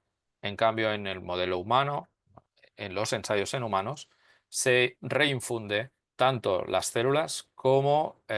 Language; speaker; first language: Spanish; native; Spanish